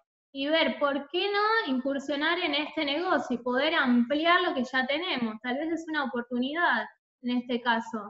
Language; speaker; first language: Spanish; native; Spanish